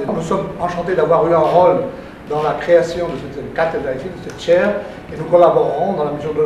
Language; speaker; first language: French; non-native, fluent; Spanish